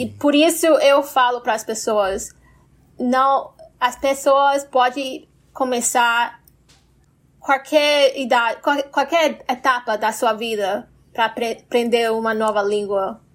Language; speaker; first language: Portuguese; non-native, fluent; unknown